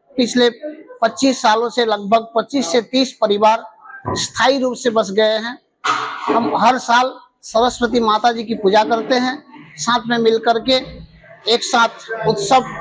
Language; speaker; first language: Hindi; non-native, local second language; Bangla